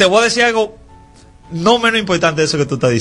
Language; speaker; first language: Spanish; native; Spanish